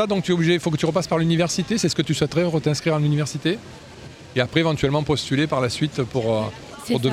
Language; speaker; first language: French; native; French